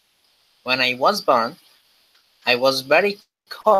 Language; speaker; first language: English; non-native, learner; Spanish